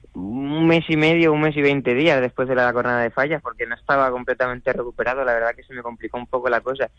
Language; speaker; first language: Spanish; native; Spanish